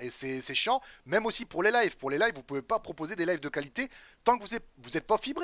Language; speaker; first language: French; native; French